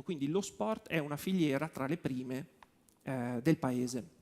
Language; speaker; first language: Italian; native; Italian